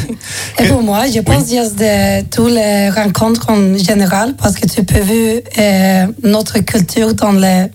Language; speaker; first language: French; non-native, learner; Swedish